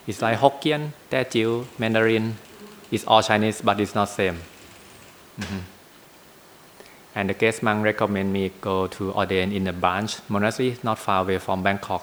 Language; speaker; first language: English; non-native, learner; Thai